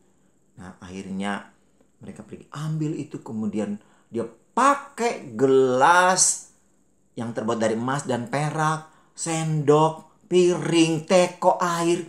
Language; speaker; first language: Malay; native; Malay